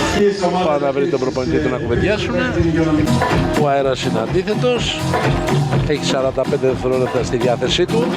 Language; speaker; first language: Greek; native; Greek